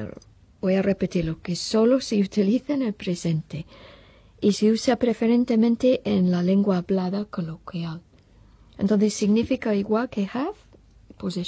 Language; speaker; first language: Spanish; non-native, fluent; English